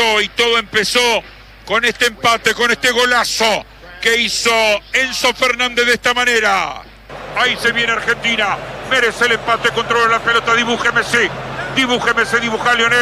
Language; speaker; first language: Spanish; native; Spanish